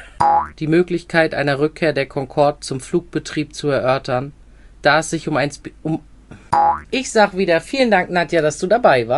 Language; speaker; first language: German; native; German